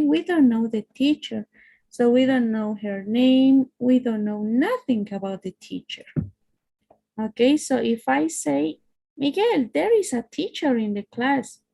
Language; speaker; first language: English; non-native, fluent; Spanish